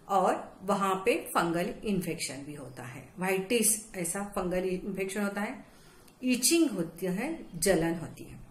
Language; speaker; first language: Hindi; non-native, local second language; Marathi